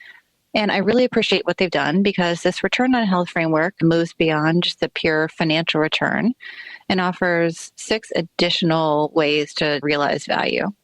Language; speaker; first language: English; native; English